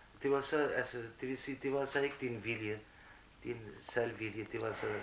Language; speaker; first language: Danish; non-native, fluent; Kurdish